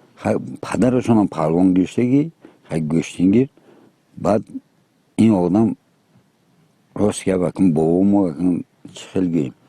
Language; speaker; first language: Tajik; native; Tajik